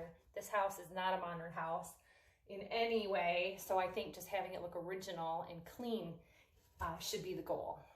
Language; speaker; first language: English; native; English